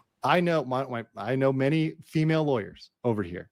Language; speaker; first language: English; native; English